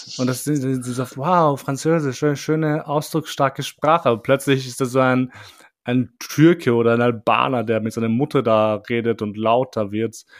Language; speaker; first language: German; early bilingual, other home language; Albanian